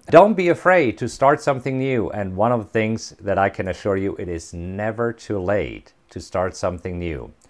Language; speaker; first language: English; non-native, fluent; German